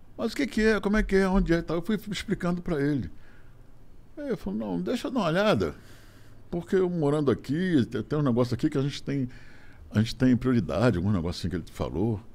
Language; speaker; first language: Portuguese; native; Portuguese